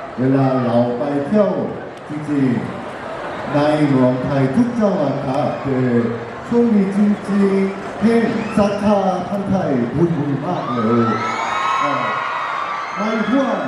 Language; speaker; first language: Thai; non-native, learner; Korean